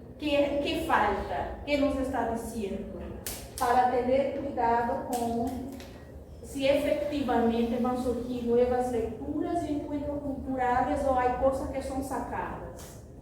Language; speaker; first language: Spanish; non-native, fluent; Portuguese